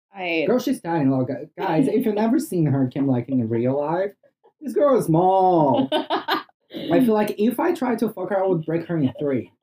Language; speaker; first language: English; non-native, fluent; Portuguese